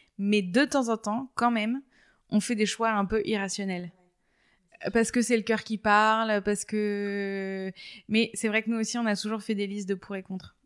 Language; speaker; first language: French; native; French